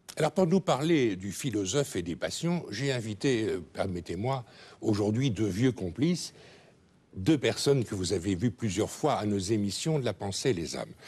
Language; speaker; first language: French; native; French